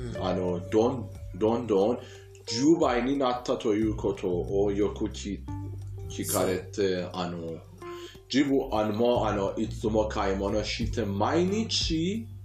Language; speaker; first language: Japanese; non-native, fluent; Persian